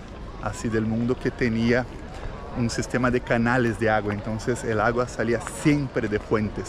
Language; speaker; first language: Spanish; non-native, fluent; Portuguese